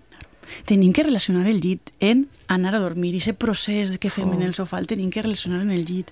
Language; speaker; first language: Catalan; native; Catalan